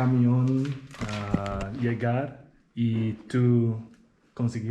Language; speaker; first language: Spanish; non-native, learner; English